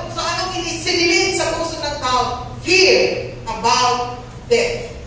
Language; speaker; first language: Filipino; native; Filipino